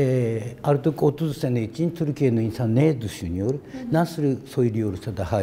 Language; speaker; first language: Turkish; non-native, learner; Japanese